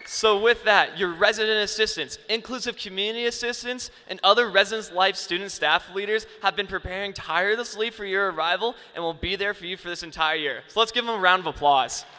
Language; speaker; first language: English; native; English